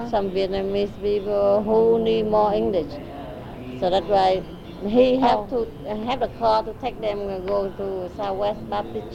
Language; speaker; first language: English; non-native, learner; Vietnamese